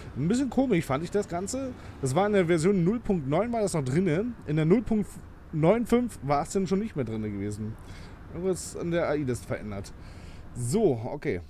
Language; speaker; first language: German; native; German